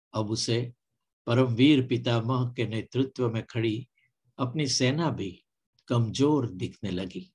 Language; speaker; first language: Hindi; non-native, local second language; Gujarati